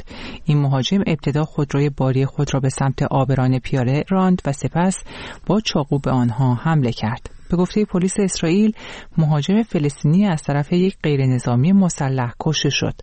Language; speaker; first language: Persian; native; Persian